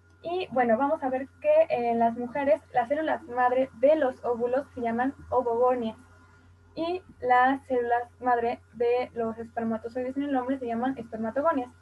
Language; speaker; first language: Spanish; native; Spanish